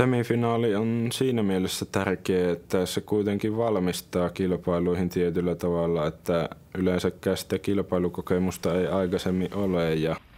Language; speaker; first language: Finnish; native; Finnish